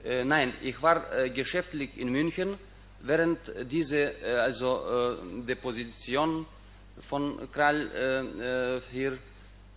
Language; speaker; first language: German; non-native, fluent; Ukrainian